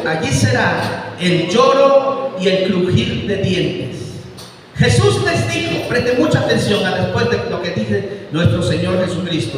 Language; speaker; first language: Spanish; native; Spanish